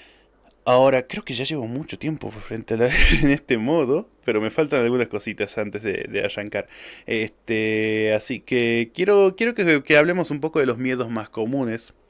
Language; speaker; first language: Spanish; native; Spanish